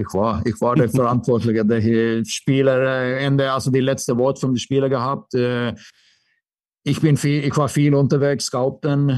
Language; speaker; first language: German; non-native, fluent; Swedish